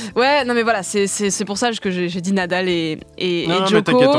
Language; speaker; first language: French; native; French